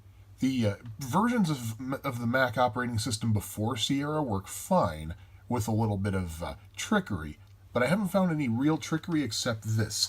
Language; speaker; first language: English; native; English